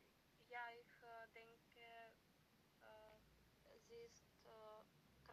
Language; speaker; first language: German; non-native, learner; Macedonian